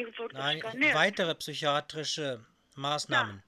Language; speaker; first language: German; native; German